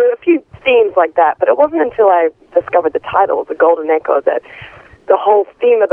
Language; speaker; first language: English; native; English